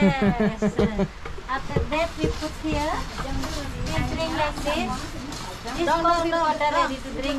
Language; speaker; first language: English; non-native, learner; Indonesian